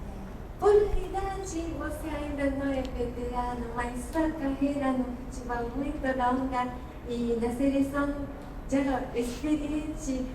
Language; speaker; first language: Portuguese; non-native, fluent; Japanese